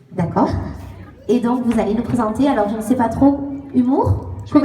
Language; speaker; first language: French; native; French